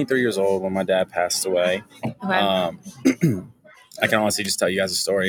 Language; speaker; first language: English; native; English